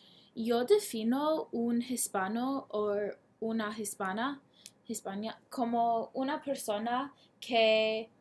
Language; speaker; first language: Spanish; non-native, learner; English